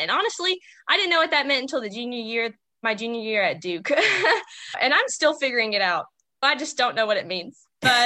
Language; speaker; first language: English; native; English